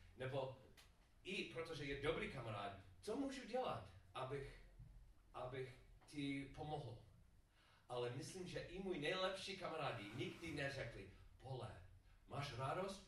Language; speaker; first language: Czech; non-native, learner; English